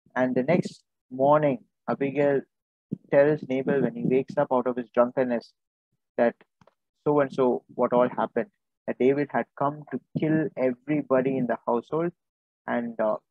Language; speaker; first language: English; non-native, local second language; Tamil